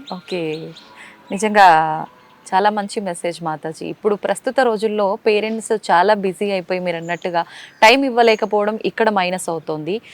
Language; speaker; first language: Telugu; native; Telugu